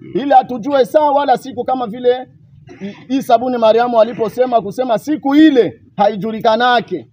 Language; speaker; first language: Swahili; native; Swahili